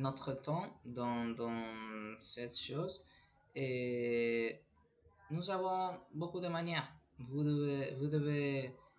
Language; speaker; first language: French; non-native, learner; Spanish